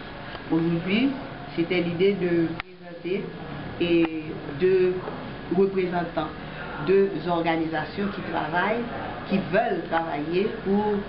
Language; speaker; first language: French; non-native, local second language; Haitian Creole